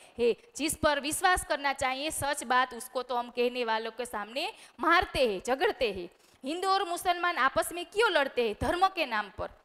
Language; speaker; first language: Hindi; non-native, local second language; Gujarati